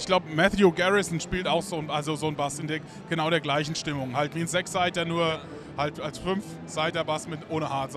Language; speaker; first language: German; native; German